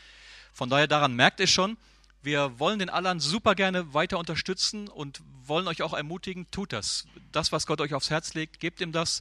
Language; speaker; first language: German; native; German